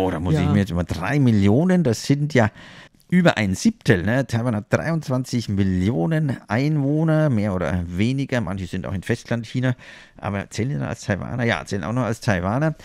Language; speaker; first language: German; native; German